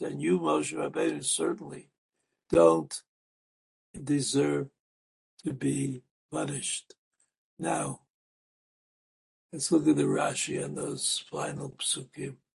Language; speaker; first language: English; native; English